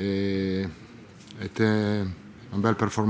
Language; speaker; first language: French; non-native, learner; Italian